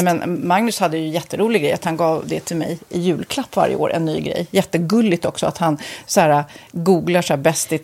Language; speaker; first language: Swedish; native; Swedish